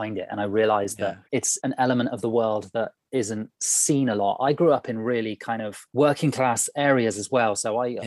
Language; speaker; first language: English; native; English